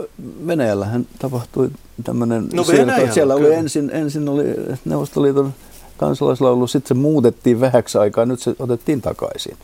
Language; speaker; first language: Finnish; native; Finnish